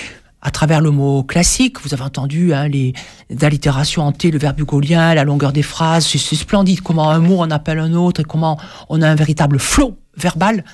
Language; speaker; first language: French; native; French